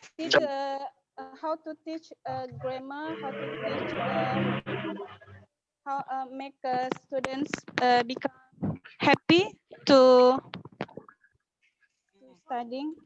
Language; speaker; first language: English; non-native, learner; Indonesian